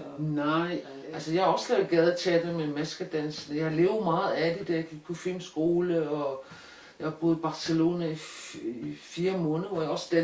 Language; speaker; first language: Danish; non-native, local second language; Kalaallisut